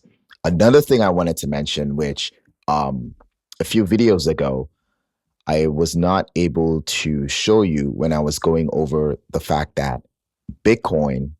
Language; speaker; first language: English; native; English